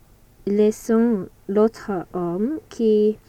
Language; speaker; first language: French; non-native, learner; English